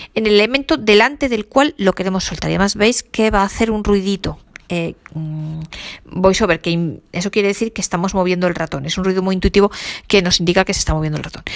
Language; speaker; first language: Spanish; native; Spanish